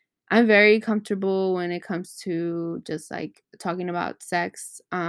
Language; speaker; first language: English; early bilingual, other home language; Spanish